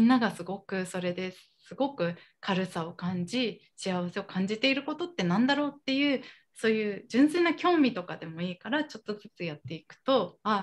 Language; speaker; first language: Japanese; native; Japanese